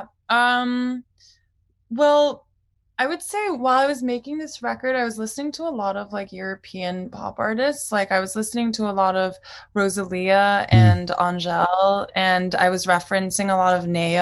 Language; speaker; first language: English; early bilingual, other home language; Japanese